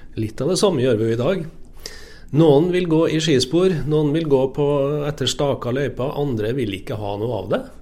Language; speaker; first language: Norwegian; native; Norwegian